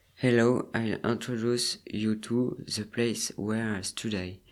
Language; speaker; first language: English; non-native, learner; French